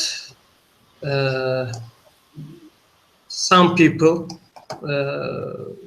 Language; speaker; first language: English; non-native, learner; Turkish